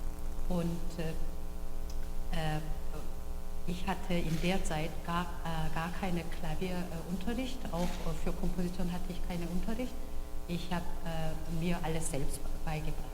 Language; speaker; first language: German; non-native, fluent; Korean